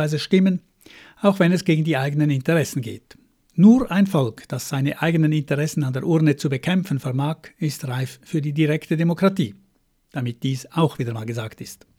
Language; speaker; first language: German; native; German